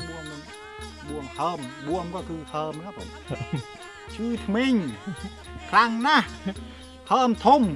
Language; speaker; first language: Thai; non-native, local second language; Khmer